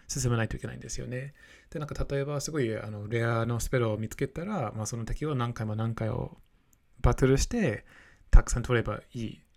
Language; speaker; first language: Japanese; non-native, fluent; English